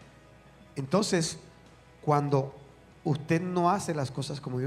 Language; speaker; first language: Spanish; native; Spanish